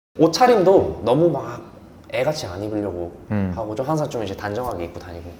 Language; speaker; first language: Korean; early bilingual, heritage; Korean